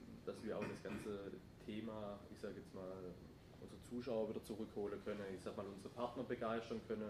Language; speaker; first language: German; native; German